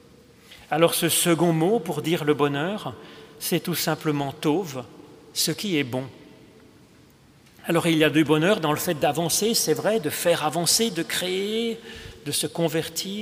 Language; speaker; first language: French; native; French